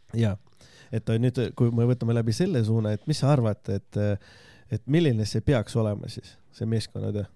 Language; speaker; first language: Estonian; non-native, local second language; Russian